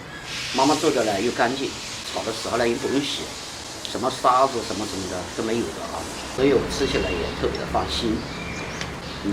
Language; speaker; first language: Chinese; native; Chinese